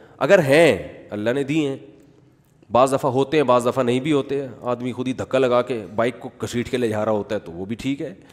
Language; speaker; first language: Urdu; native; Urdu